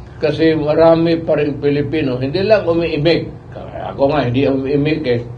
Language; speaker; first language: Filipino; non-native, local second language; Cebuano